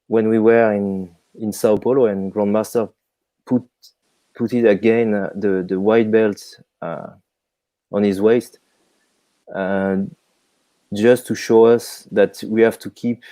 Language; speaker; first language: English; non-native, fluent; French